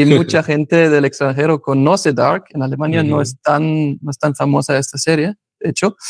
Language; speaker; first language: Spanish; non-native, fluent; German